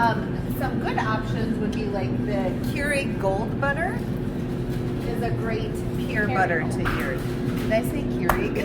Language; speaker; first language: English; native; English